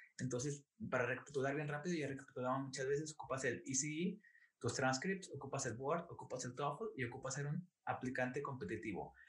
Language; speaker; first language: Spanish; native; Spanish